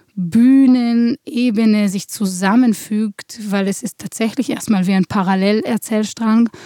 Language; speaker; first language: German; non-native, fluent; Hebrew